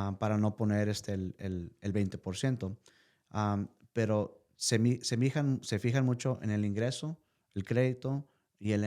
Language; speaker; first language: Spanish; early bilingual, heritage; Spanish